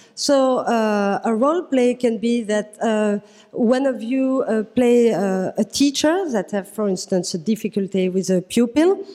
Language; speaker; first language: English; non-native, fluent; French